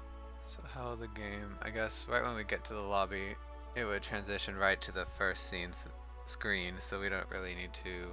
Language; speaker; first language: English; native; English